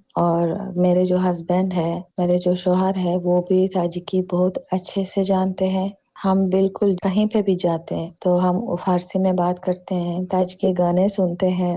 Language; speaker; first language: Urdu; non-native, fluent; Tajik